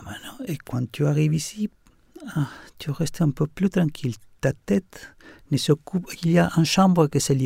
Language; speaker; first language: French; non-native, learner; Spanish